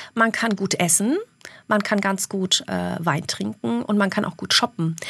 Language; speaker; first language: German; early bilingual, other home language; Albanian